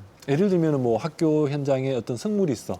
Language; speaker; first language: Korean; native; Korean